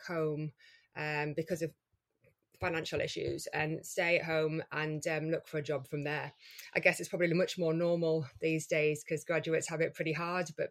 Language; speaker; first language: English; native; English